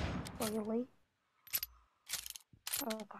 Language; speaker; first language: English; non-native, learner; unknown